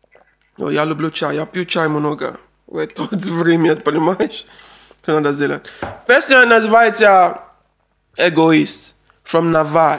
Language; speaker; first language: Russian; non-native, learner; Arabic